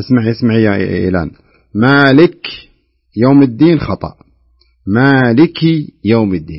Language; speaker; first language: Arabic; native; Arabic